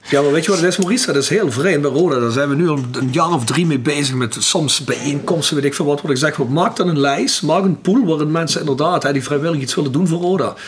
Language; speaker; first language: Dutch; native; Dutch